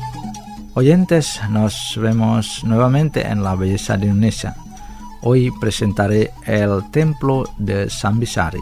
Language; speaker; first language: Spanish; non-native, fluent; Indonesian